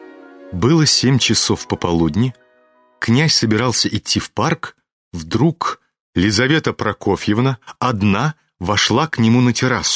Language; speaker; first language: Russian; native; Russian